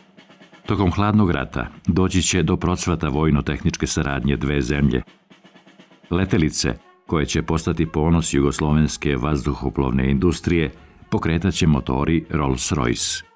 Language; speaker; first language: Bosnian; native; Bosnian